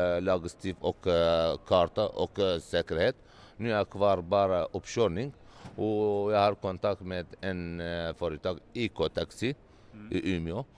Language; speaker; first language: Swedish; non-native, learner; Arabic